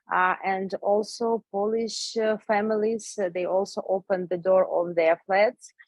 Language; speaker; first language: English; non-native, learner; Ukrainian